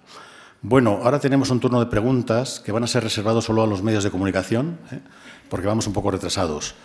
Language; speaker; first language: Spanish; native; Spanish